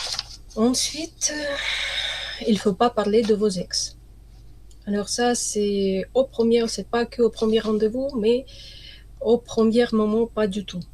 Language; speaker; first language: French; non-native, fluent; Ukrainian